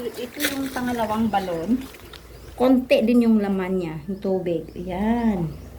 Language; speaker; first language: Filipino; non-native, local second language; Hiligaynon